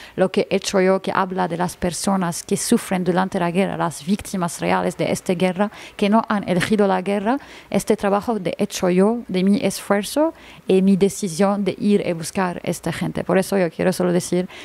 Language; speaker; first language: Spanish; non-native, learner; Arabic